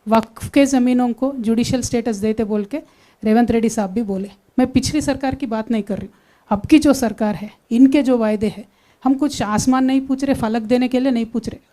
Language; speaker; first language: Hindi; non-native, local second language; Telugu